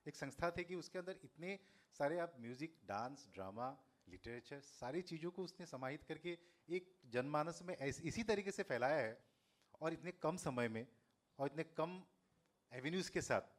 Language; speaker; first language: Hindi; non-native, local second language; Assamese